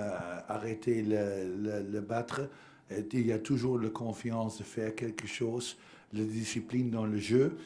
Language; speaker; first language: French; non-native, learner; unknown